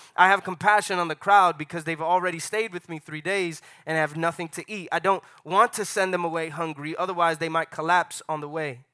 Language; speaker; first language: English; native; English